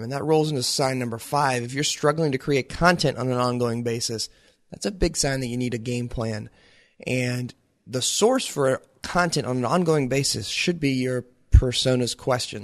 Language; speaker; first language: English; native; English